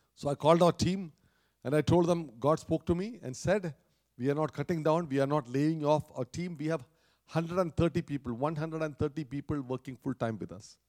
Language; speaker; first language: English; non-native, local second language; Malayalam